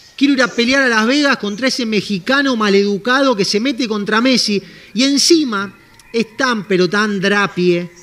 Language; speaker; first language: Spanish; native; Spanish